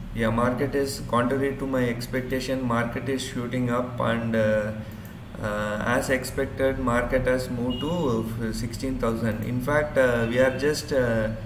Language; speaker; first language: English; non-native, local second language; Urdu